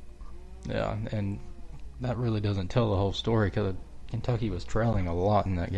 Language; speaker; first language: English; native; English